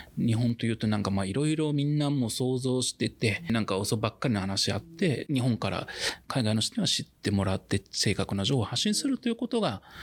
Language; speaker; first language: Japanese; non-native, fluent; Arabic